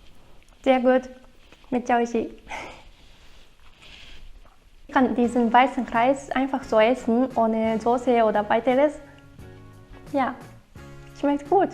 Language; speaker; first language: German; non-native, fluent; Japanese